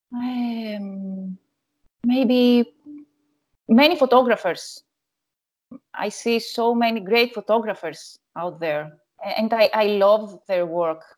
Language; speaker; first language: English; non-native, learner; Greek